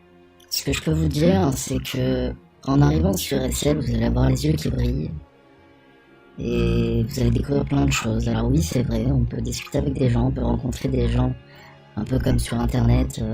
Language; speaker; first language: French; native; French